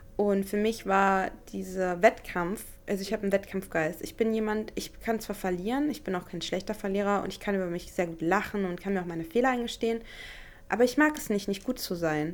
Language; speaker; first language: German; native; German